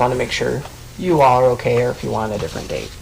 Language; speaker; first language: English; native; English